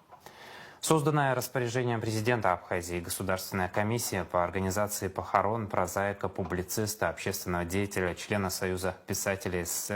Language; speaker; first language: Russian; native; Russian